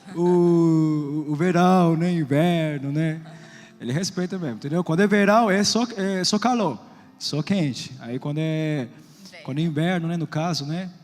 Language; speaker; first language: Portuguese; non-native, fluent; Spanish